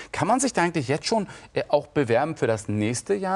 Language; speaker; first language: German; native; German